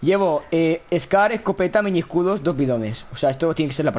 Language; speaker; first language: Spanish; native; Spanish